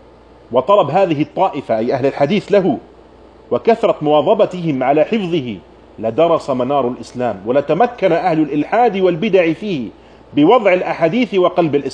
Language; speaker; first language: Arabic; non-native, fluent; German